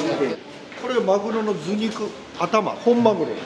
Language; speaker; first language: Japanese; native; Japanese